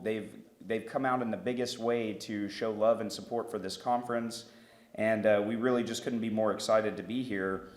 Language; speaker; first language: English; native; English